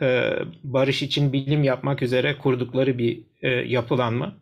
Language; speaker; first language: Turkish; native; Turkish